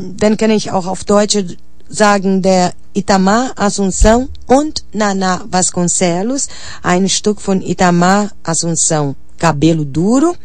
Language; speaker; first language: German; non-native, fluent; Portuguese